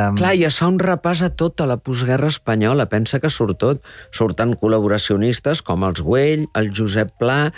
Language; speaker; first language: Catalan; early bilingual, heritage; Catalan